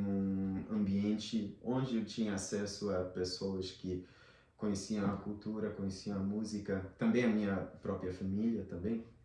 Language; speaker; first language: Portuguese; non-native, fluent; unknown